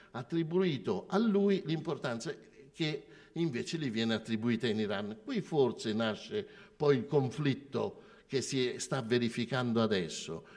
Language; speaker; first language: Italian; native; Italian